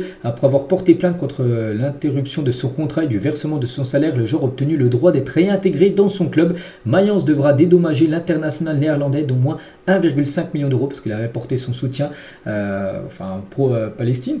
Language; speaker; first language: French; native; French